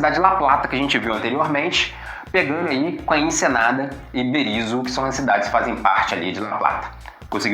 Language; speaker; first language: Portuguese; native; Portuguese